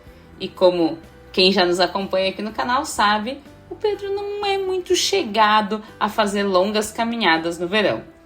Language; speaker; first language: Portuguese; native; Portuguese